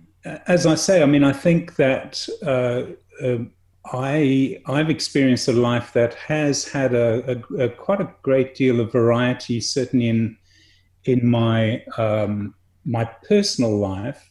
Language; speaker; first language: English; native; English